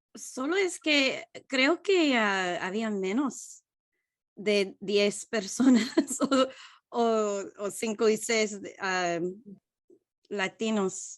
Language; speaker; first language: Spanish; non-native, learner; English